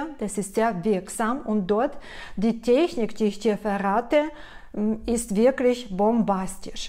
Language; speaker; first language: German; non-native, fluent; Russian